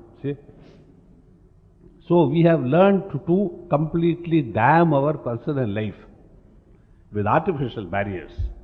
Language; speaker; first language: English; non-native, local second language; Tamil